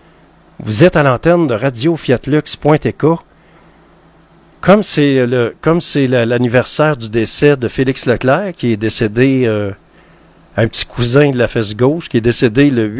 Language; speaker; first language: French; native; French